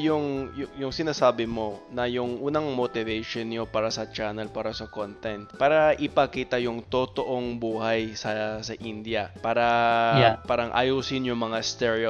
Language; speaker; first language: Filipino; non-native, fluent; English